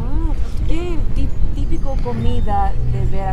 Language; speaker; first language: Spanish; non-native, learner; English